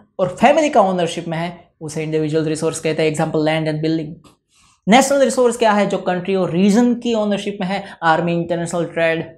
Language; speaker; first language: Hindi; non-native, local second language; Gujarati